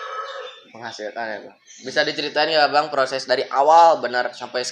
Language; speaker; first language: Indonesian; non-native, local second language; Sundanese